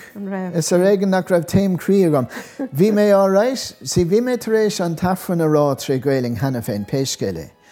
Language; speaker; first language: Irish; non-native, local second language; English